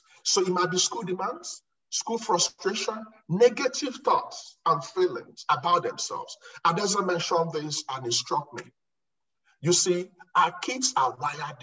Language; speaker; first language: English; non-native, local second language; Igbo